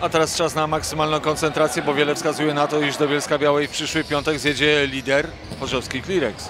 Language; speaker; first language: Polish; native; Polish